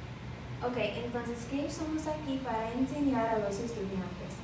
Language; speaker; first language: Spanish; non-native, learner; English